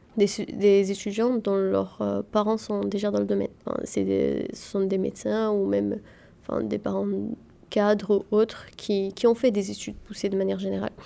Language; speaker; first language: French; early bilingual, other home language; Arabic